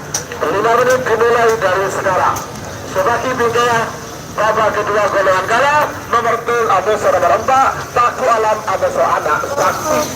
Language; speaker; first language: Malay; non-native, local second language; Madurese